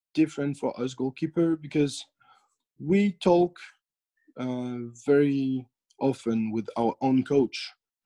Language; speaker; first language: English; non-native, fluent; French